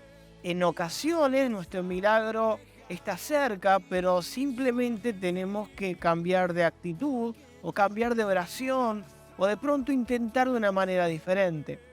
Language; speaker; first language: Spanish; native; Spanish